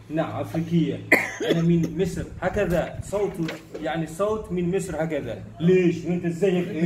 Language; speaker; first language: Arabic; non-native, fluent; Malay